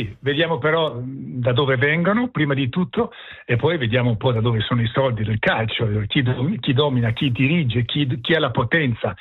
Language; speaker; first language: Italian; early bilingual, heritage; French